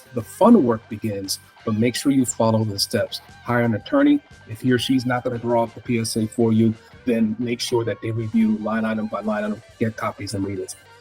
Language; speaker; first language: English; native; English